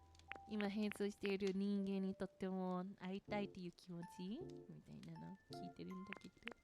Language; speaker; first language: Japanese; native; Japanese